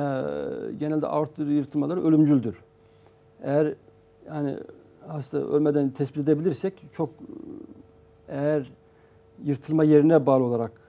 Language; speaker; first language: Turkish; native; Turkish